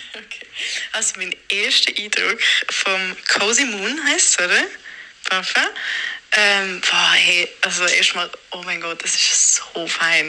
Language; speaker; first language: German; native; German